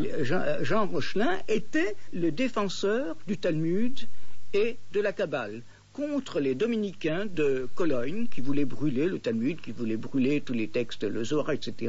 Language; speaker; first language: French; native; French